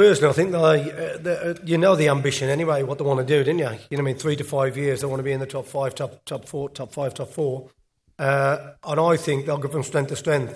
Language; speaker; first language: English; native; English